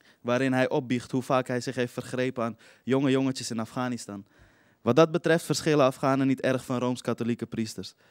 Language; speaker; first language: Dutch; early bilingual, other home language; Persian